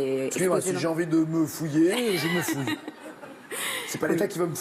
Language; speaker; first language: French; native; French